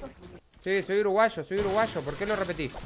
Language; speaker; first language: Spanish; native; Spanish